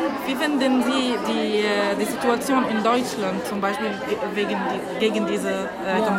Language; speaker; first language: German; non-native, learner; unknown